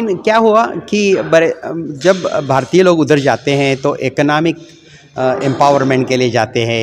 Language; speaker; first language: Hindi; non-native, local second language; Marathi